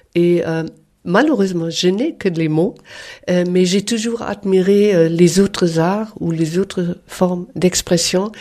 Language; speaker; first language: French; non-native, fluent; German